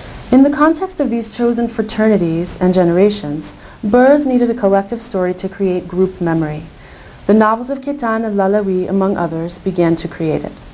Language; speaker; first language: English; native; English